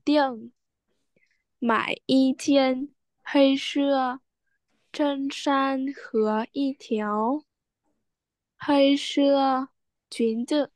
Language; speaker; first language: Chinese; non-native, learner; Vietnamese